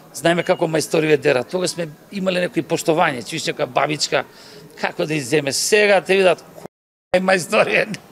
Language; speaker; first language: Macedonian; early bilingual, other home language; Croatian